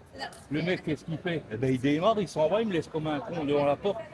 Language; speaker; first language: French; native; French